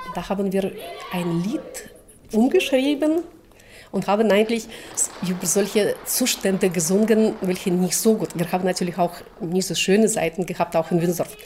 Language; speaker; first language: German; non-native, fluent; Russian